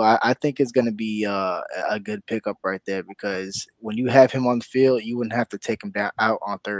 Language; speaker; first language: English; native; English